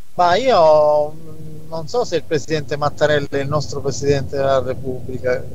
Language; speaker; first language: Italian; native; Italian